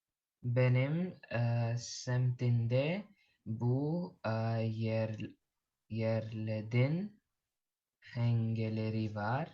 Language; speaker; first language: Turkish; non-native, learner; Urdu